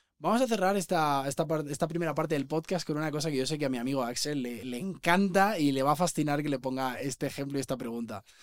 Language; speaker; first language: Spanish; native; Spanish